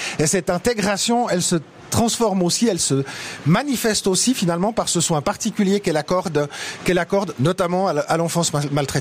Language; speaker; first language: French; native; French